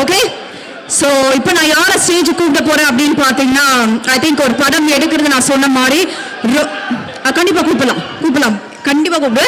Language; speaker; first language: Tamil; native; Tamil